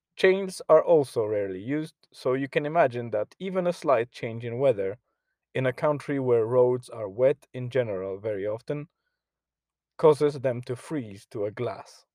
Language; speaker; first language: English; non-native, fluent; Polish